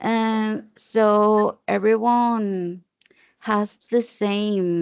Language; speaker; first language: English; non-native, learner; Spanish